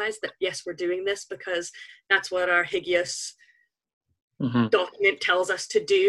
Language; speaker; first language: English; native; English